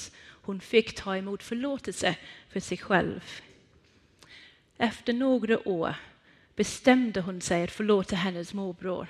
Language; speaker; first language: Swedish; non-native, fluent; Persian